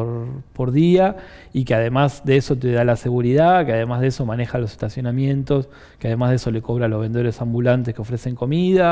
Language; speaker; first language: Spanish; native; Spanish